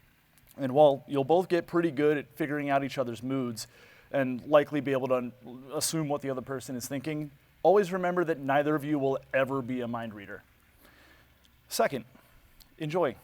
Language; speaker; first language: English; native; English